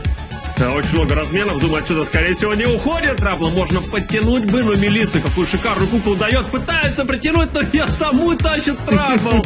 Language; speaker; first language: Russian; native; Russian